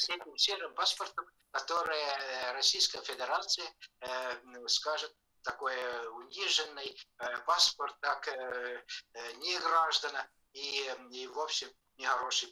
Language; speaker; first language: Russian; non-native, fluent; Estonian